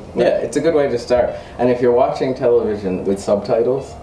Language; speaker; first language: English; native; English